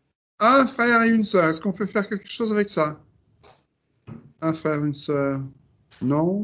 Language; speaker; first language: French; non-native, fluent; Dutch